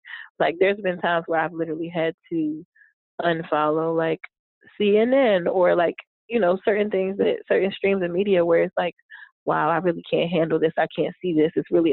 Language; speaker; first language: English; native; English